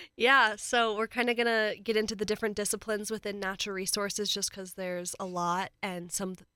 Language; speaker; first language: English; native; English